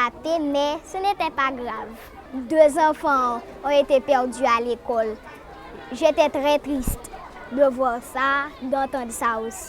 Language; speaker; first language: French; non-native, local second language; Haitian Creole